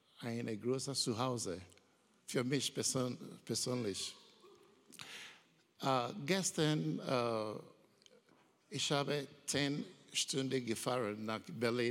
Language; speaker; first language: German; non-native, learner; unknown